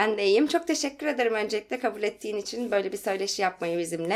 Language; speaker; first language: Turkish; native; Turkish